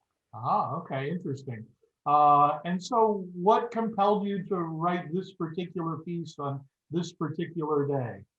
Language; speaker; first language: English; native; English